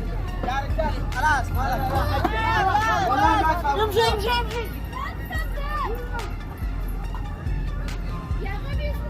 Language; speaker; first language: Arabic; non-native, learner; Oromo